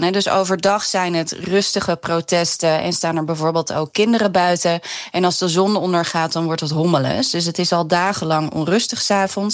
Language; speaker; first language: Dutch; native; Dutch